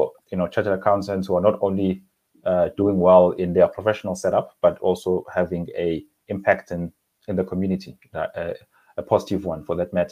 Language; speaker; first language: English; non-native, local second language; Zulu